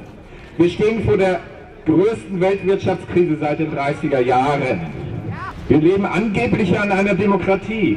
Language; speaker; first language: German; native; German